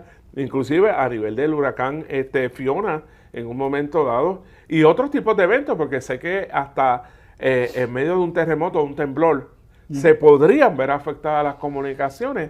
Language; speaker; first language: Spanish; native; Spanish